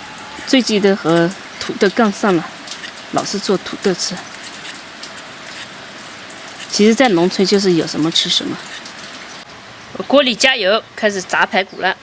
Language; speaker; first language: Chinese; native; Chinese